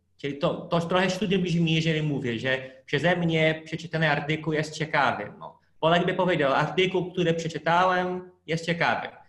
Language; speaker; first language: Polish; non-native, fluent; Portuguese